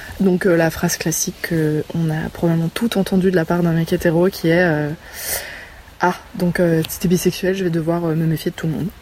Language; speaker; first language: French; native; French